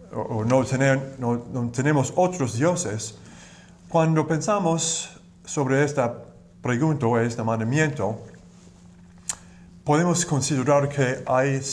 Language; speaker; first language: Spanish; non-native, learner; English